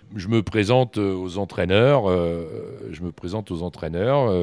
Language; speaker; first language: French; native; French